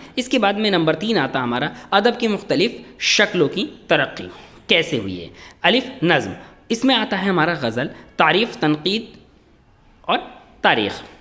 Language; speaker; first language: Urdu; native; Urdu